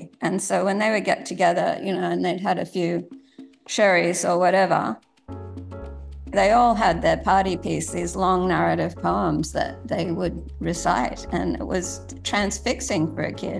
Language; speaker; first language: English; native; English